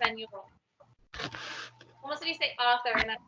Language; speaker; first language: Spanish; non-native, learner; English